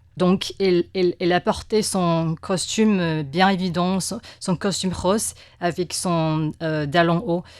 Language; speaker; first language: French; non-native, fluent; Chinese